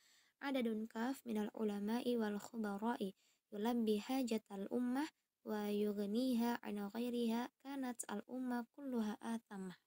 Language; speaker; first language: Arabic; non-native, learner; Indonesian